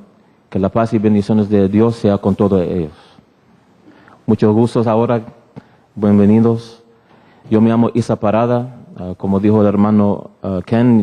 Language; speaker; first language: Spanish; early bilingual, heritage; Spanish